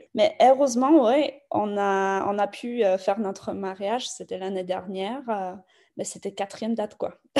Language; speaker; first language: French; non-native, fluent; Polish